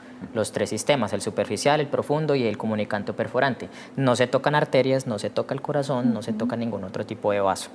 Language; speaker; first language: Spanish; native; Spanish